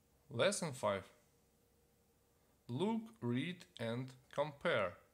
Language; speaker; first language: English; non-native, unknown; Ukrainian